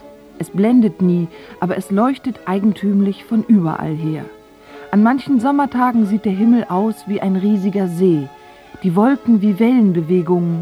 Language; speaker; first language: German; native; German